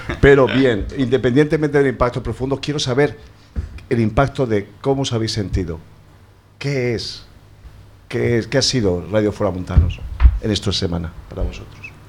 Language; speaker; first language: Spanish; native; Spanish